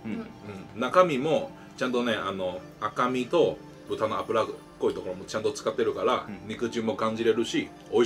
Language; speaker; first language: Japanese; native; Japanese